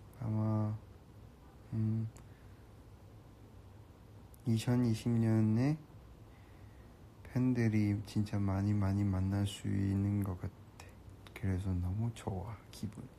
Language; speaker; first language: Korean; non-native, learner; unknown